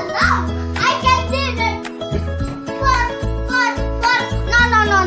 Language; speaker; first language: English; non-native, learner; Indonesian